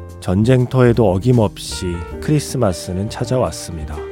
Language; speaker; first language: Korean; native; Korean